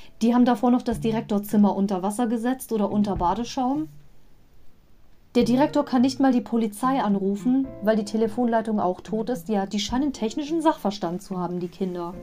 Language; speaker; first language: German; native; German